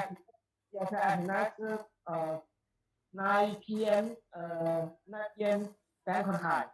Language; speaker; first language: English; non-native, learner; Chinese